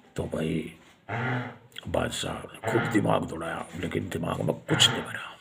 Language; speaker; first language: Hindi; native; Hindi